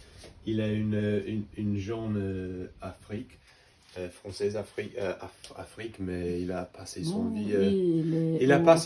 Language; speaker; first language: French; non-native, learner; English